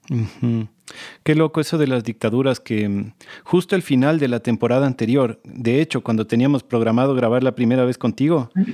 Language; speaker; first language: Spanish; native; Spanish